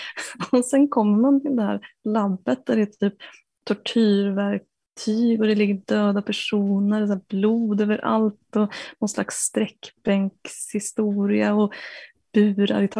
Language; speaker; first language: Swedish; native; Swedish